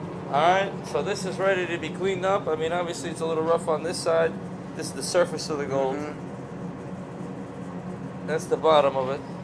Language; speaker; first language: English; early bilingual, other home language; Russian